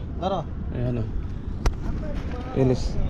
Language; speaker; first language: Arabic; non-native, learner; Filipino